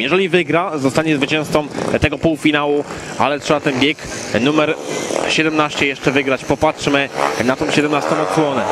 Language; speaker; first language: Polish; native; Polish